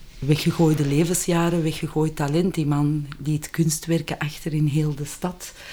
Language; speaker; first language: Dutch; native; Dutch